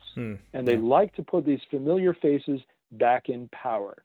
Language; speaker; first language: English; native; English